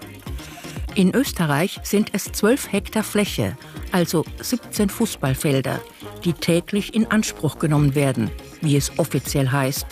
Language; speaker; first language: German; native; German